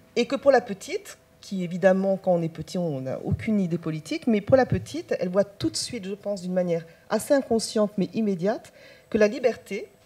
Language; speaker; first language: French; non-native, local second language; Chinese